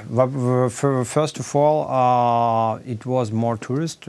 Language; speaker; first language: English; non-native, learner; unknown